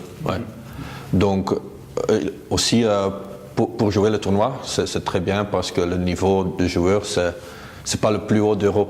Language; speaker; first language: French; non-native, local second language; Dutch